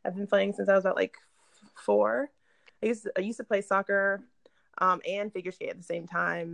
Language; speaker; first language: English; native; English